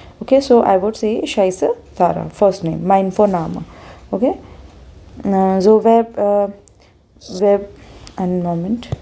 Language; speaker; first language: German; non-native, fluent; Hindi